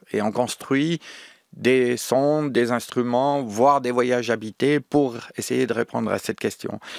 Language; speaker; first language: French; native; French